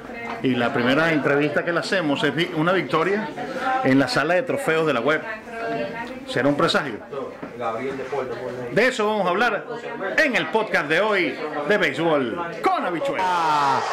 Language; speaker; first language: Spanish; native; Spanish